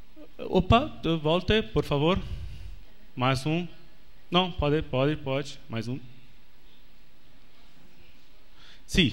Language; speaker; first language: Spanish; non-native, learner; Portuguese